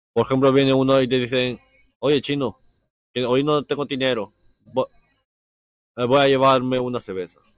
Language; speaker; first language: Spanish; non-native, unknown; Chinese